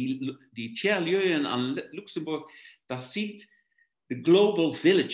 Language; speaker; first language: German; non-native, fluent; Luxembourgish